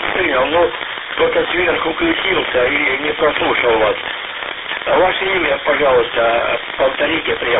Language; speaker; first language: Russian; native; Russian